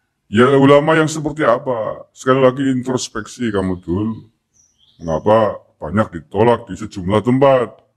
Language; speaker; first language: Indonesian; native; Indonesian